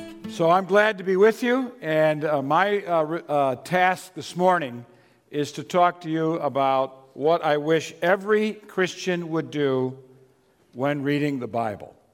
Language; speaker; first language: English; native; English